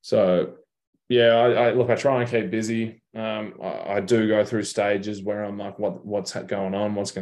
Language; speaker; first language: English; native; English